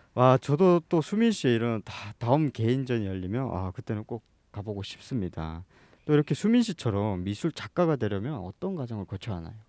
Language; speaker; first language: Korean; native; Korean